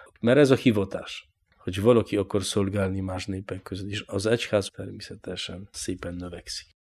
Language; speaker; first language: Hungarian; non-native, learner; Polish